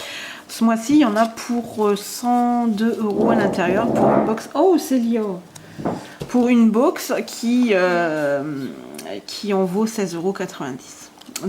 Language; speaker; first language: French; native; French